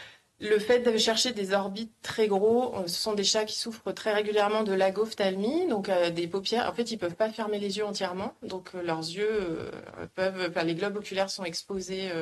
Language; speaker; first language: French; native; French